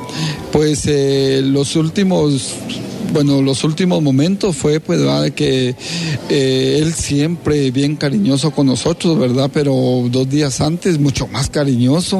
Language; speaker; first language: Spanish; native; Spanish